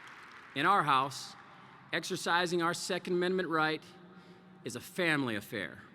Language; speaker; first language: English; native; English